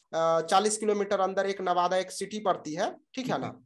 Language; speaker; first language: Hindi; native; Hindi